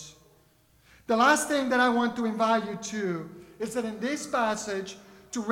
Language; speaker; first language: English; non-native, fluent; Spanish